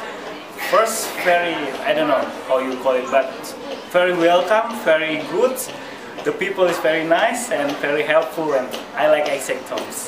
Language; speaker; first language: English; non-native, learner; Indonesian